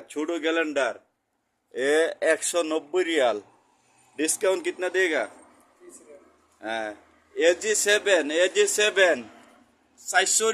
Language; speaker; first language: Hindi; non-native, local second language; Bangla